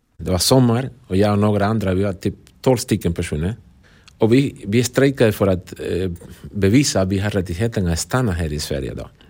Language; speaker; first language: Swedish; non-native, fluent; Spanish